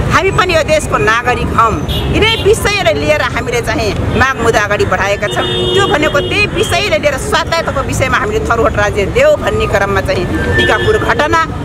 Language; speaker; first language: Nepali; non-native, local second language; Rana Tharu